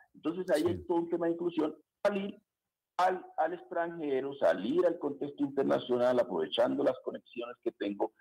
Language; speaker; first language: Spanish; native; Spanish